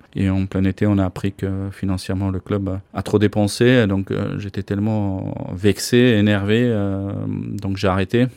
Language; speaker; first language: French; non-native, fluent; Slovak